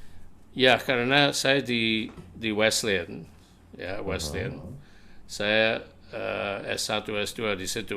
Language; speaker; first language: Indonesian; non-native, fluent; English